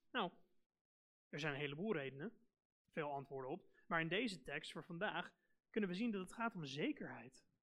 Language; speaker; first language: Dutch; non-native, fluent; English